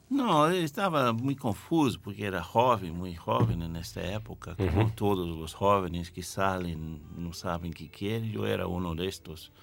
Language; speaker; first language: Spanish; non-native, fluent; English